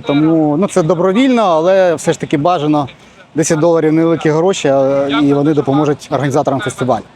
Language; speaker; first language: Ukrainian; native; Ukrainian